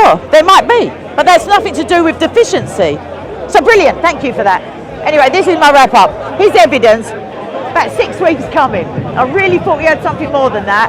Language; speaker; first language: English; native; English